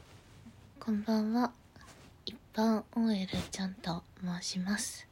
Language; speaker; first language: Japanese; native; Japanese